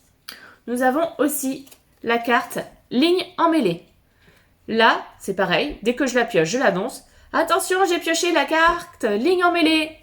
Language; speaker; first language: French; native; French